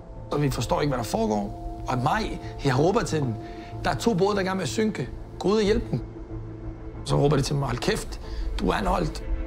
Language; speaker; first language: Danish; early bilingual, other home language; Arabic